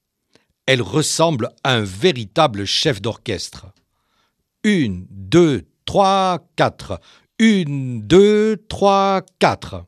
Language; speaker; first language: French; native; French